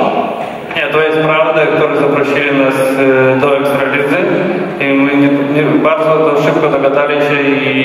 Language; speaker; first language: Polish; non-native, learner; Russian